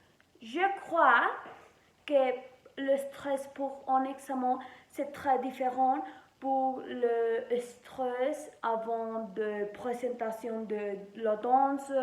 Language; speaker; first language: French; non-native, learner; Spanish